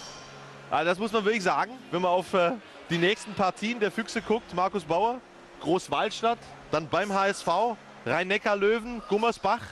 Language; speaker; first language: German; native; German